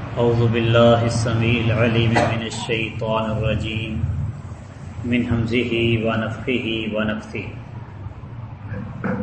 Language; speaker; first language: Urdu; non-native, local second language; Punjabi